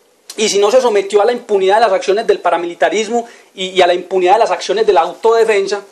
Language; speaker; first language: Spanish; native; Spanish